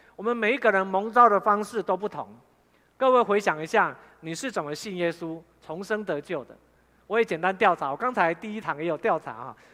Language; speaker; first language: Chinese; native; Chinese